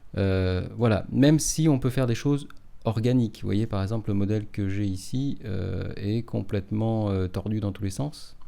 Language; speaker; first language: French; native; French